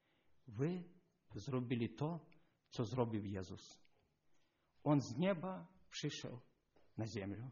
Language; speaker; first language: Polish; non-native, learner; Ukrainian